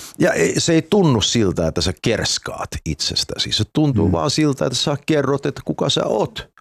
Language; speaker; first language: Finnish; early bilingual, heritage; Finnish